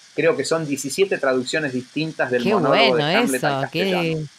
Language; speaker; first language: Spanish; native; Spanish